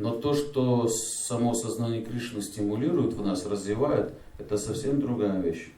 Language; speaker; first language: Russian; native; Russian